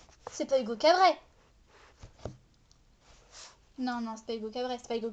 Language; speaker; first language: French; native; French